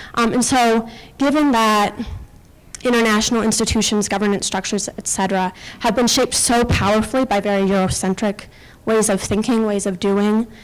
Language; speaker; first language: English; native; English